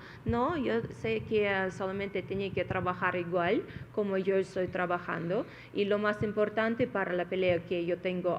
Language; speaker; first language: Spanish; non-native, fluent; Russian